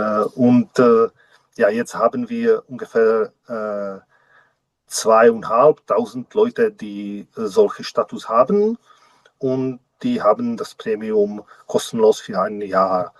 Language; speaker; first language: German; non-native, learner; Czech